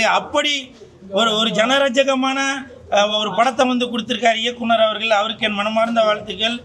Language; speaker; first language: Tamil; native; Tamil